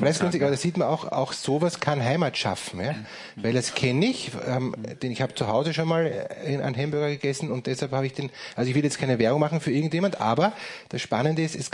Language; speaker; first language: German; native; German